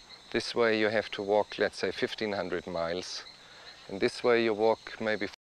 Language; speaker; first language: English; non-native, fluent; German